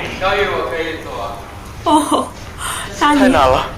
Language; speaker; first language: Chinese; non-native, learner; Thai